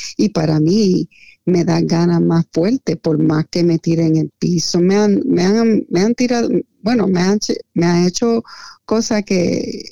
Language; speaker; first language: Spanish; early bilingual, heritage; Spanish